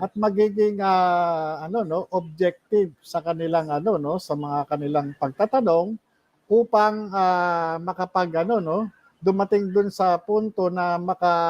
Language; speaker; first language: Filipino; native; Filipino